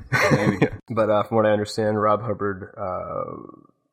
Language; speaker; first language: English; native; English